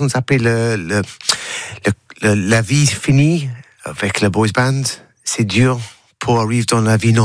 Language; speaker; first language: French; non-native, learner; English